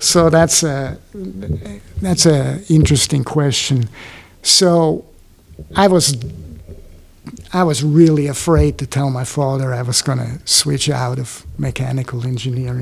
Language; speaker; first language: English; non-native, fluent; Swiss German